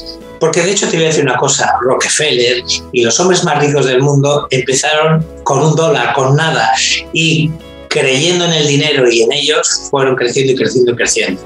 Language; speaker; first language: Spanish; native; Spanish